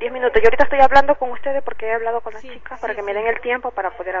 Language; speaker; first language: Spanish; native; Spanish